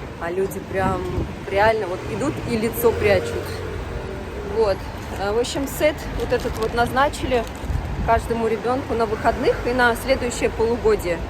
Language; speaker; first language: Russian; non-native, local second language; Tatar